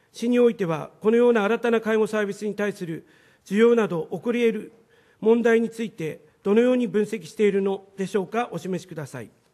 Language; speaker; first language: Japanese; native; Japanese